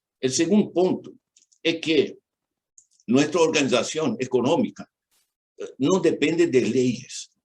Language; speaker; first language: Spanish; non-native, fluent; Portuguese